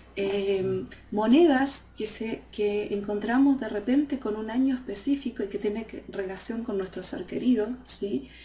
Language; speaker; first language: Spanish; native; Spanish